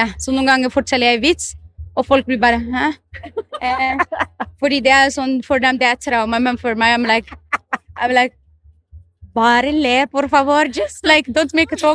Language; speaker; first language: Norwegian; non-native, fluent; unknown